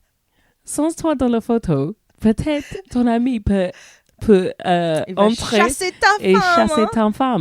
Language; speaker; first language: French; non-native, learner; English